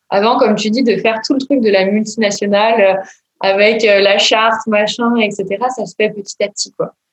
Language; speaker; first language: French; native; French